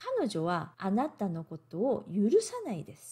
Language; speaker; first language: Japanese; non-native, fluent; Korean